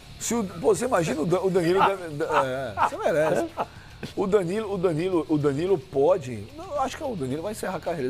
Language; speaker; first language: Portuguese; native; Portuguese